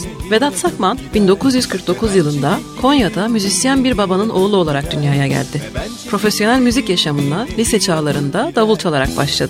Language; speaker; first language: Turkish; native; Turkish